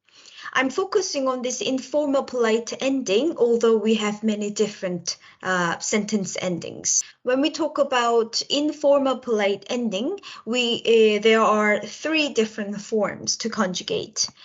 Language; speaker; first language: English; non-native, local second language; Korean